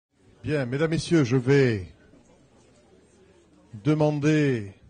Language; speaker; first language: French; native; French